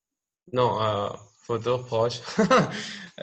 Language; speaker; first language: French; non-native, learner; Spanish